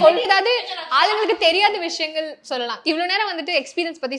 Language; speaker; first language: Tamil; native; Tamil